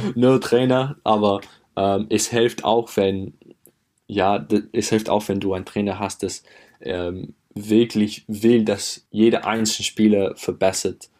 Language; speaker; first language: German; non-native, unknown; English